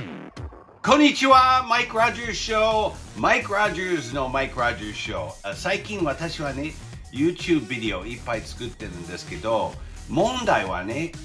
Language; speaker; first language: Japanese; non-native, fluent; English